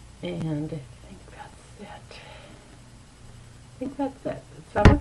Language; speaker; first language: English; native; English